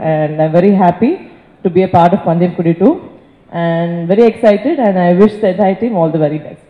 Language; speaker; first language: Telugu; non-native, local second language; Tamil